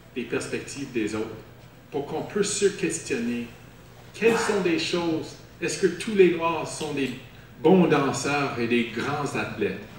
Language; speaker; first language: French; non-native, local second language; English